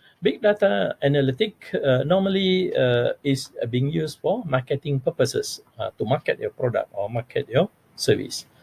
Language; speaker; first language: English; non-native, local second language; Malay